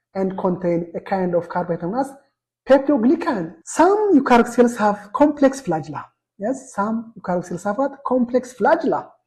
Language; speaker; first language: English; non-native, local second language; Amharic